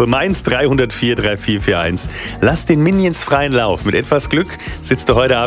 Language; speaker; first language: German; native; German